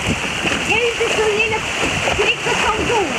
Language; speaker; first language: Swedish; non-native, learner; Russian